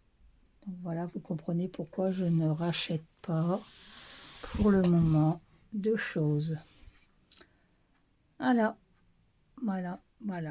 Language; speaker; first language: French; native; French